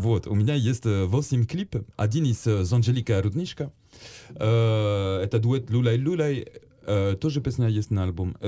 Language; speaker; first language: Russian; non-native, learner; French